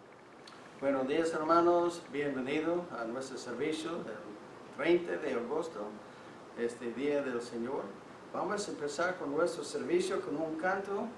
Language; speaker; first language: Spanish; non-native, fluent; English